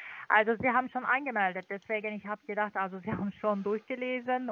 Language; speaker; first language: German; non-native, learner; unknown